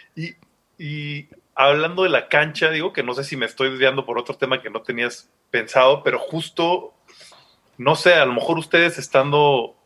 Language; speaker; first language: Spanish; native; Spanish